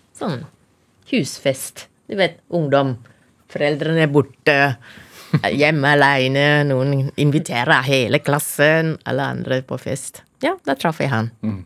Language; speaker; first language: Norwegian; non-native, fluent; Chinese